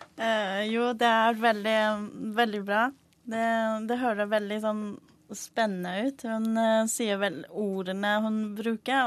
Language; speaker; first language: Norwegian; non-native, learner; Burmese